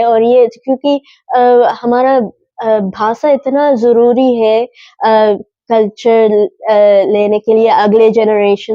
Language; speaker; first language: Hindi; early bilingual, heritage; English